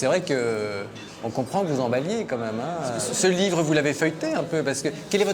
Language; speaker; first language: French; native; French